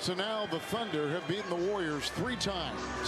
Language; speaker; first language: English; native; English